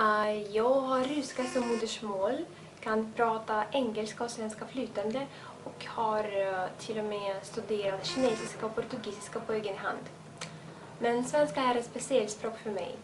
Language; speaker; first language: Swedish; non-native, fluent; Russian